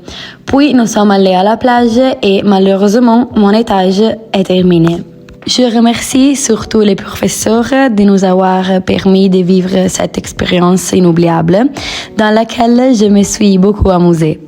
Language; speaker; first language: French; non-native, learner; Italian